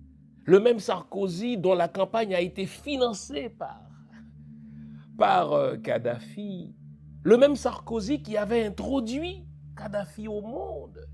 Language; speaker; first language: French; non-native, local second language; Haitian Creole